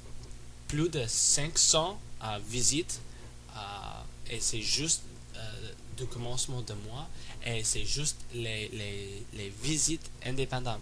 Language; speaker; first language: French; non-native, learner; English